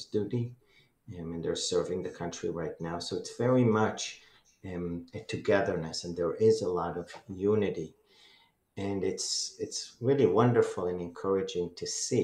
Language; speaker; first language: English; non-native, fluent; Hebrew